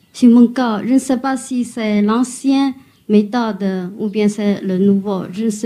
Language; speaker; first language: French; non-native, learner; Chinese